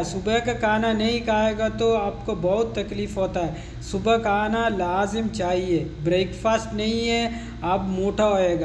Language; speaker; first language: Hindi; non-native, local second language; Malayalam